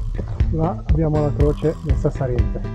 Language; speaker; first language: Italian; native; Italian